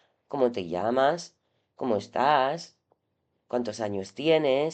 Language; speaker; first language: Spanish; non-native, fluent; French